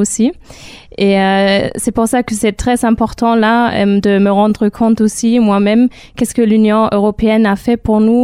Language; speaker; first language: French; non-native, fluent; German